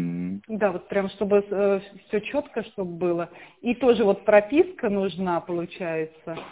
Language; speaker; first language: Russian; native; Russian